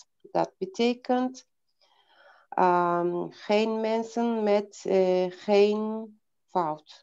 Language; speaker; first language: Dutch; non-native, learner; Turkish